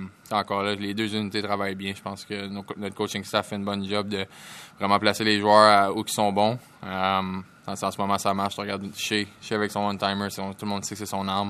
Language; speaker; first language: French; native; French